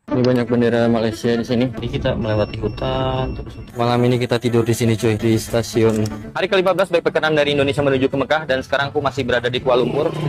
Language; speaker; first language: Indonesian; native; Indonesian